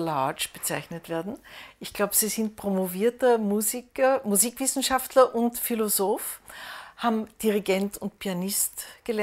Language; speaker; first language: German; native; German